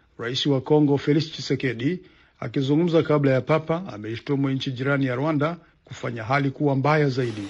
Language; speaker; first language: Swahili; non-native, local second language; Rundi